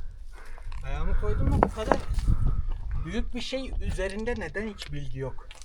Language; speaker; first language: Turkish; native; Turkish